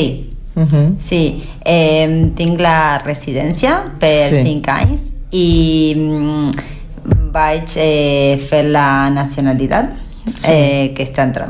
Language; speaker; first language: Catalan; non-native, learner; Spanish